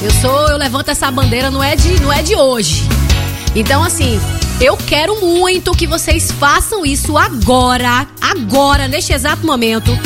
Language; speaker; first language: Portuguese; native; Portuguese